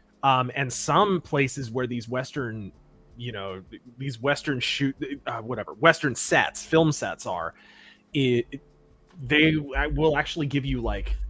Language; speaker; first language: English; native; English